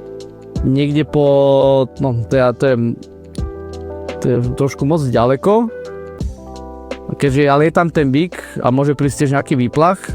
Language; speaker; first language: Slovak; native; Slovak